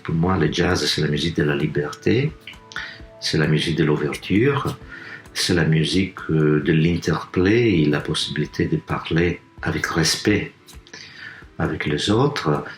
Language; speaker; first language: French; non-native, fluent; Italian